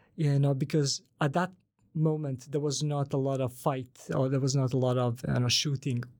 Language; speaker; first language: English; non-native, fluent; Bosnian